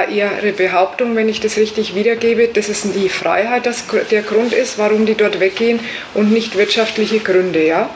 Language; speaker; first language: German; native; German